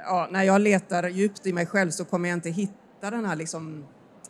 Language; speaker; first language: Swedish; native; Swedish